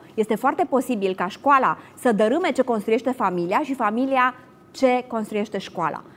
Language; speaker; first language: Romanian; native; Romanian